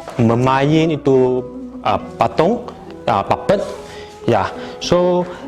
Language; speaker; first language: Malay; non-native, local second language; Min Nan Chinese